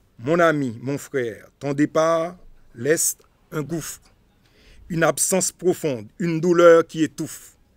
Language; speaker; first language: French; non-native, local second language; Haitian Creole